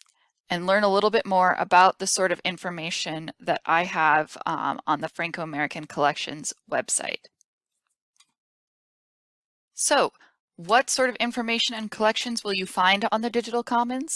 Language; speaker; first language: English; native; English